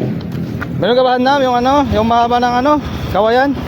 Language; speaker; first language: Filipino; non-native, local second language; Cebuano